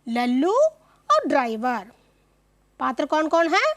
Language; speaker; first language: Hindi; non-native, local second language; Malayalam